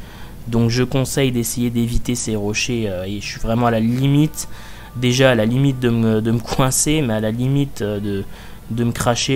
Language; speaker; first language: French; native; French